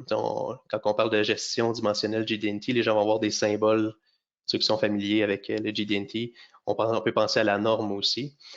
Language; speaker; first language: French; native; French